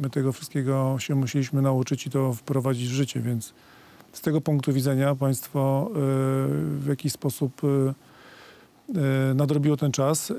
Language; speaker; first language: Polish; native; Polish